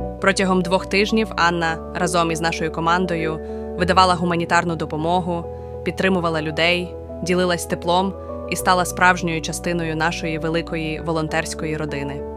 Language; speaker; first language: Ukrainian; native; Ukrainian